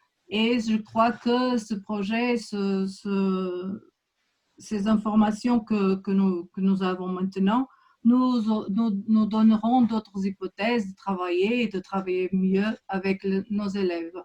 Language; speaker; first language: French; non-native, fluent; Portuguese